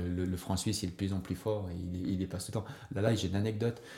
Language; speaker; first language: French; native; French